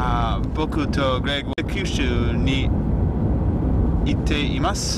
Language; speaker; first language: Japanese; non-native, learner; English